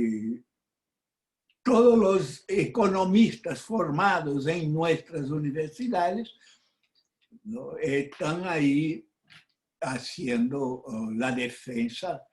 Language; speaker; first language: Spanish; non-native, fluent; Portuguese